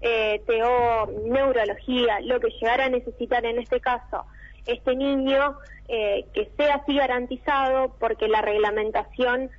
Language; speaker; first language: Spanish; native; Spanish